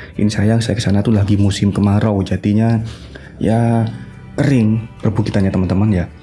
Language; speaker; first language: Indonesian; non-native, local second language; Madurese